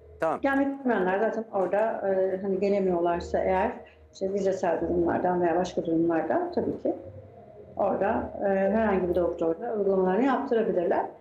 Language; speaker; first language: Turkish; native; Turkish